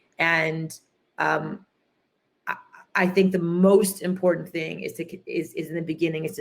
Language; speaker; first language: English; native; English